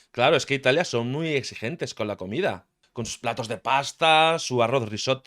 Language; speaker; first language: Spanish; native; Spanish